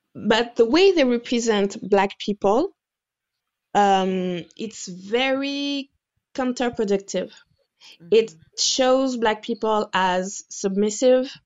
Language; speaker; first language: English; non-native, fluent; French